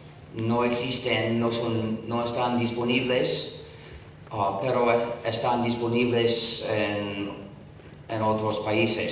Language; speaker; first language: Spanish; non-native, fluent; English